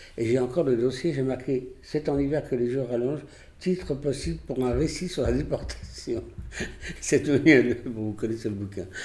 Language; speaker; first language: French; early bilingual, other home language; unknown